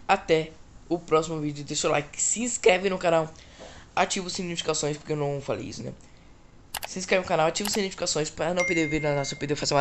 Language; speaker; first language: Portuguese; native; Portuguese